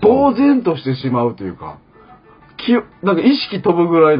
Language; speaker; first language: Japanese; native; Japanese